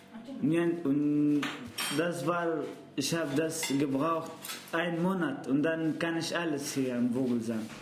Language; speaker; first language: German; non-native, learner; Arabic